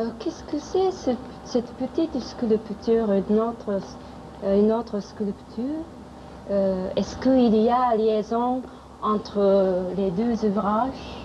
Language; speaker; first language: French; non-native, fluent; Japanese